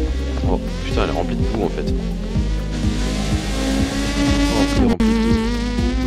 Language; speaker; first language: French; native; French